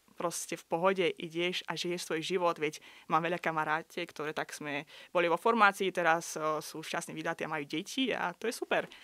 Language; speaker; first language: Slovak; non-native, fluent; Azerbaijani